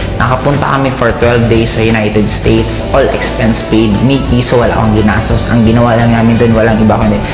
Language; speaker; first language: Filipino; non-native, local second language; Bikol